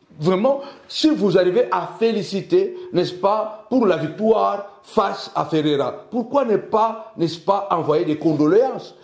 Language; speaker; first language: French; early bilingual, other home language; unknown